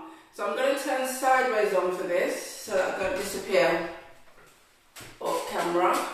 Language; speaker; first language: English; native; English